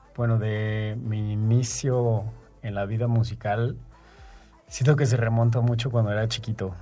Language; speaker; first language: Spanish; native; Spanish